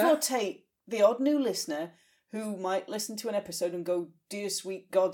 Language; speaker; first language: English; native; English